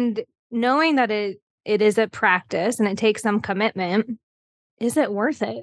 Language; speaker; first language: English; native; English